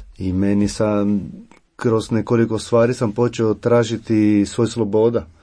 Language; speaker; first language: Croatian; non-native, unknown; Italian